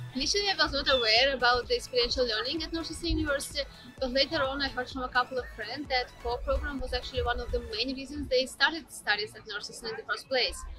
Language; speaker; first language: English; non-native, fluent; Azerbaijani